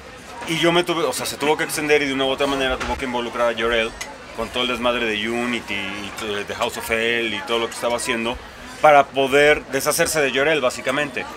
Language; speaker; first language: Spanish; native; Spanish